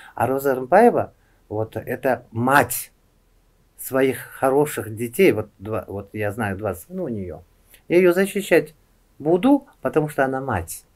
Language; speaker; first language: Russian; non-native, local second language; Uzbek